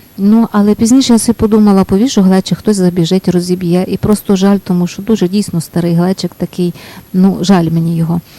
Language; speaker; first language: Ukrainian; native; Ukrainian